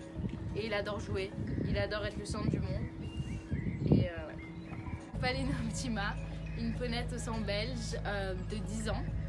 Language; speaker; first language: French; early bilingual, other home language; Italian